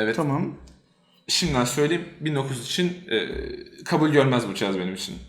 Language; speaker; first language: Turkish; native; Turkish